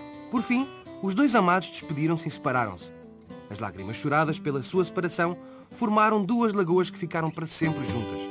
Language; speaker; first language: Portuguese; native; Portuguese